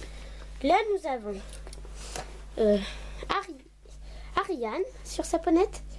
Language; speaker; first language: French; native; French